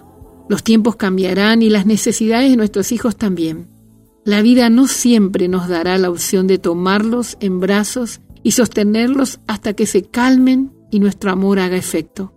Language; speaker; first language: Spanish; native; Spanish